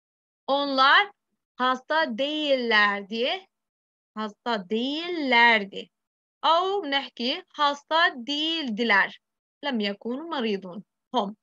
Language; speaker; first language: Arabic; native; Arabic